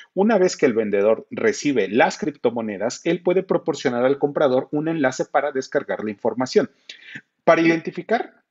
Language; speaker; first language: Spanish; native; Spanish